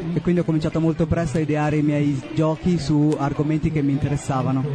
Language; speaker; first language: Italian; native; Italian